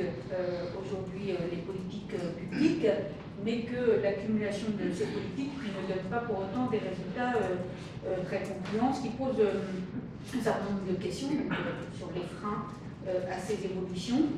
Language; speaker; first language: French; native; French